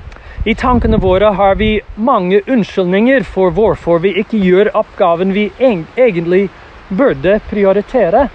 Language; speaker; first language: Norwegian; non-native, fluent; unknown